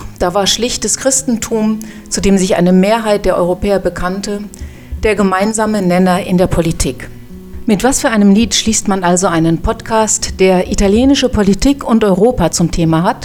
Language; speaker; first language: German; native; German